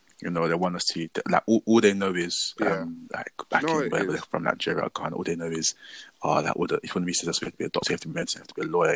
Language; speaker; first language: English; native; English